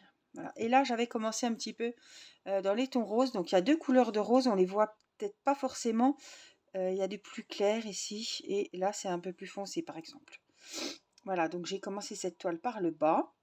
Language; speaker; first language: French; native; French